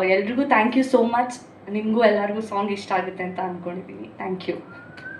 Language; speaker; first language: Kannada; non-native, local second language; Tulu